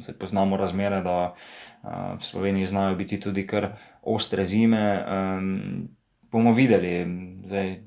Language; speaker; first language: Slovenian; native; Slovenian